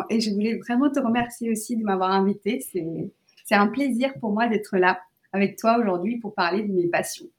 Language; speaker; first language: French; early bilingual, other home language; Sinhala